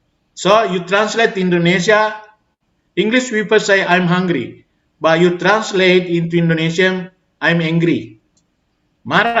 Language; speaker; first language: English; non-native, fluent; Indonesian